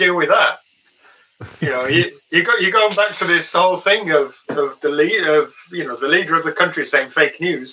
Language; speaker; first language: English; native; English